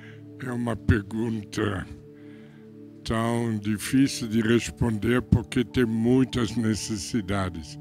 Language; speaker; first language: Portuguese; non-native, fluent; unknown